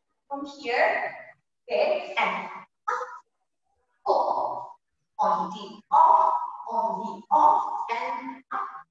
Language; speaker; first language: English; non-native, fluent; Indonesian